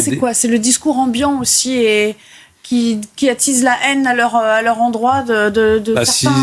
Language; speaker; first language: French; native; French